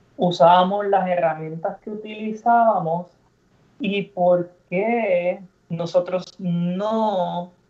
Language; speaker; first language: Spanish; native; Spanish